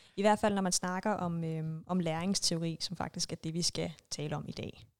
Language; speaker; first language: Danish; non-native, fluent; Russian